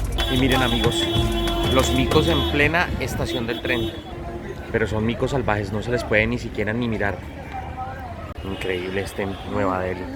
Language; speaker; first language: Spanish; native; Spanish